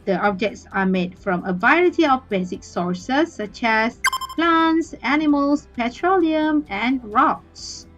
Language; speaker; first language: English; non-native, local second language; Malay